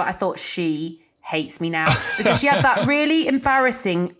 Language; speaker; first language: English; native; English